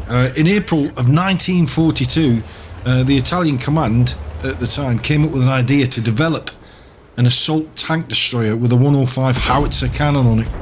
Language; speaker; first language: English; native; English